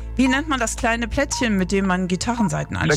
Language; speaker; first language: German; native; German